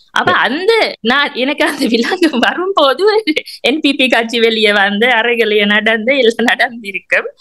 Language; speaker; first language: Tamil; non-native, local second language; Sinhala